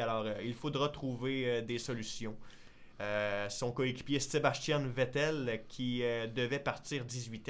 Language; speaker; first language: French; native; French